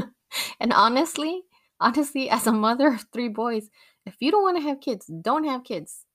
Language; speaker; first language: English; non-native, fluent; Spanish